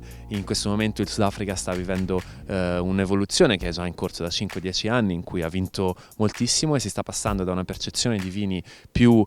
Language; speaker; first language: Italian; native; Italian